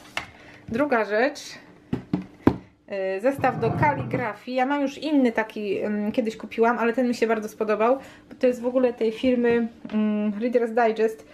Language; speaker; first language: Polish; native; Polish